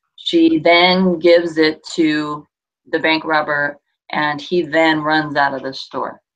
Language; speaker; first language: English; native; English